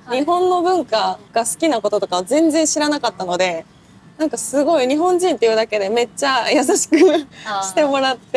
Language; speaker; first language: Japanese; native; Japanese